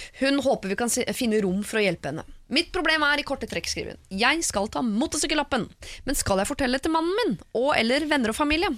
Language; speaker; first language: Norwegian; native; Norwegian